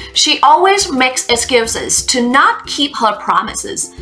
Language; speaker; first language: English; non-native, fluent; Vietnamese